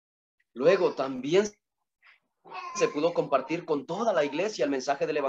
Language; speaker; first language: Spanish; native; Spanish